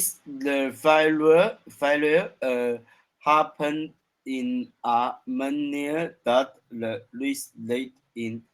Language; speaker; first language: English; non-native, learner; Chinese